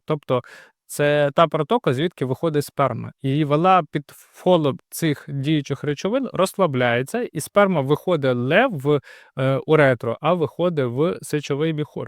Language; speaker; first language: Ukrainian; native; Ukrainian